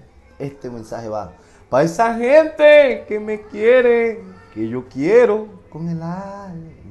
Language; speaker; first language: Spanish; native; Spanish